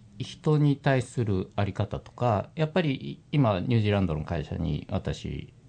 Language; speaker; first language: Japanese; native; Japanese